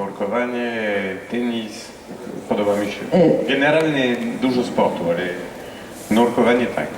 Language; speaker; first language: Polish; non-native, learner; French